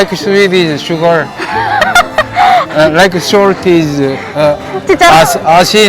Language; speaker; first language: English; non-native, learner; Korean